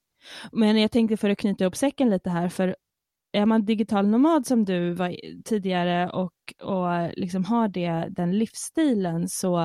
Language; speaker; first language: Swedish; native; Swedish